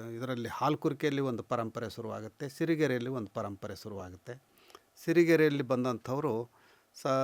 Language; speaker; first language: Kannada; native; Kannada